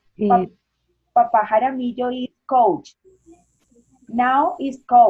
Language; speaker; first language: English; non-native, learner; Spanish